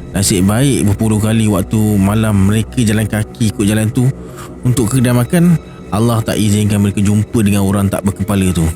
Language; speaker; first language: Malay; native; Malay